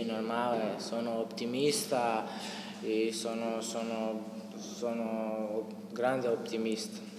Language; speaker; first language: Italian; non-native, learner; Croatian